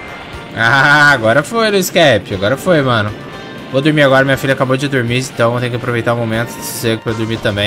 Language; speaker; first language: Portuguese; native; Portuguese